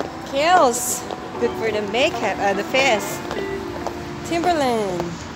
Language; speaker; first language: English; non-native, local second language; Filipino